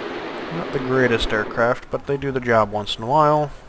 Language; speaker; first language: English; native; English